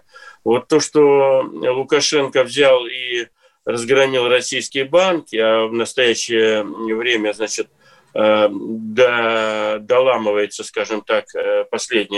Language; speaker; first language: Russian; native; Russian